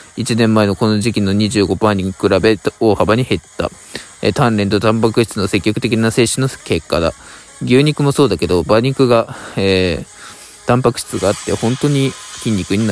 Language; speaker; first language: Japanese; native; Japanese